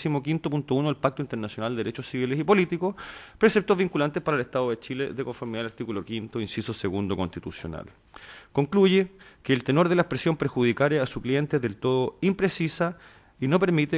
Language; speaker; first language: Spanish; native; Spanish